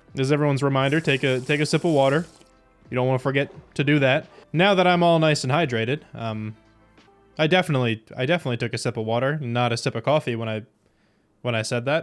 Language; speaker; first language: English; native; English